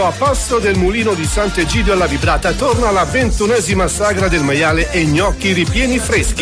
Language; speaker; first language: Italian; native; Italian